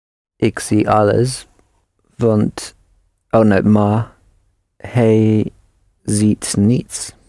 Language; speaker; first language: Dutch; non-native, learner; English